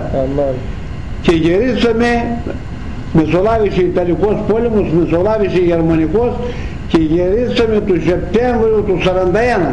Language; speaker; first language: Greek; native; Greek